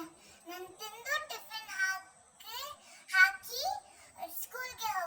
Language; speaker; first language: Kannada; non-native, local second language; Hindi